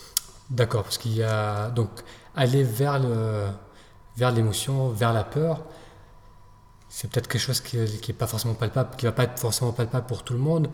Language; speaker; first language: French; native; French